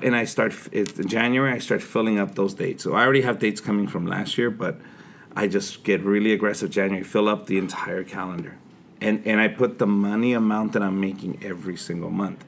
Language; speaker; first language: English; early bilingual, other home language; Spanish